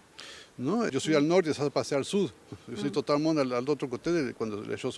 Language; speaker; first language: French; non-native, learner; Spanish